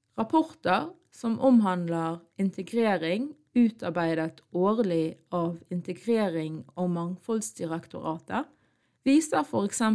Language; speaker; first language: Norwegian; early bilingual, other home language; Arabic